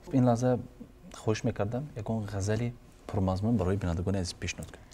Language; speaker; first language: Tajik; native; Tajik